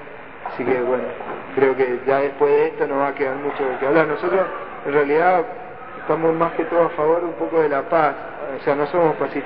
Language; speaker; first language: Spanish; native; Spanish